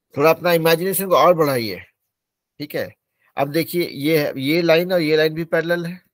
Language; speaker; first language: Hindi; native; Hindi